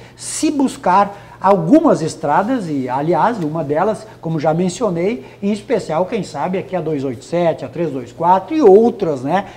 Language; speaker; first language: Portuguese; native; Portuguese